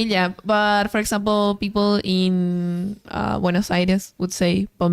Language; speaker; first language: English; non-native, learner; Spanish